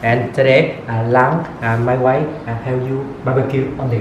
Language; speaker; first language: English; non-native, local second language; Vietnamese